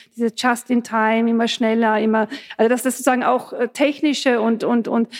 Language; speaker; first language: German; native; German